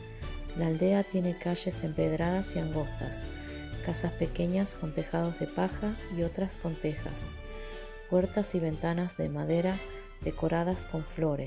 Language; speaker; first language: Spanish; native; Spanish